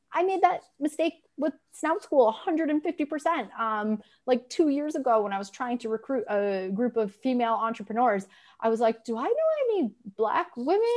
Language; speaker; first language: English; native; English